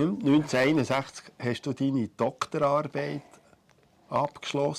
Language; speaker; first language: German; native; German